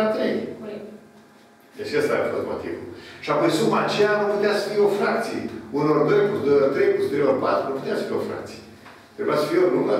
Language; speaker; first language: Romanian; native; Romanian